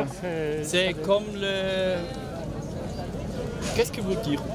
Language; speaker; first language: French; non-native, learner; German